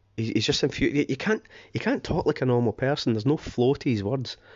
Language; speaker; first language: English; native; English